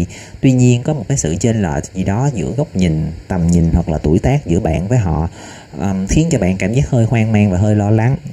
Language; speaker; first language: Vietnamese; native; Vietnamese